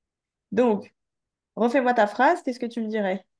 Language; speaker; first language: French; native; French